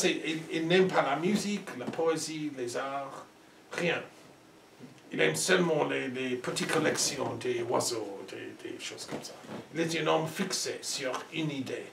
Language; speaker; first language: French; non-native, learner; English